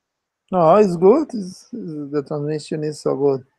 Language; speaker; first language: English; non-native, learner; Spanish